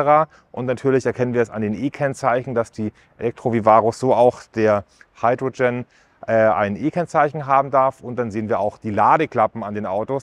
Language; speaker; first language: German; native; German